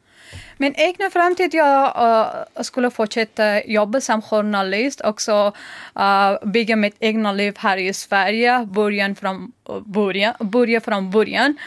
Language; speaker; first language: Swedish; non-native, learner; Persian